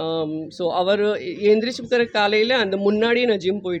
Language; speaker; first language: Tamil; non-native, fluent; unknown